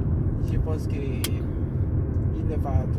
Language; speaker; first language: French; non-native, local second language; Haitian Creole